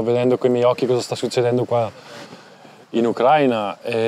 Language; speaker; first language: English; non-native, learner; Italian